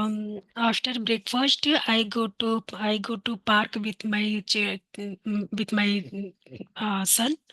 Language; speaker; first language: English; non-native, learner; Hindi